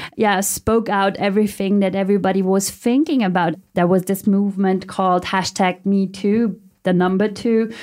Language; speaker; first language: English; early bilingual, heritage; German